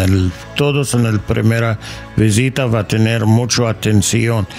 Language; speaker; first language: Spanish; non-native, learner; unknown